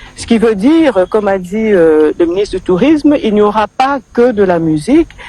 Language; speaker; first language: French; non-native, local second language; Lingala